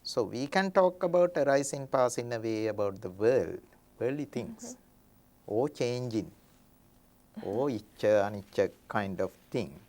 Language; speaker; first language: English; non-native, local second language; Sinhala